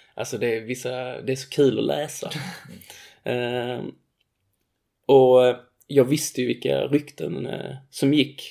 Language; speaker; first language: Swedish; native; Swedish